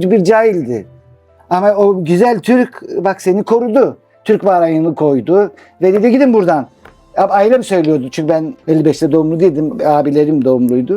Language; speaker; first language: Turkish; non-native, local second language; Greek